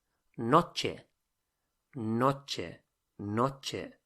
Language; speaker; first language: Spanish; non-native, fluent; English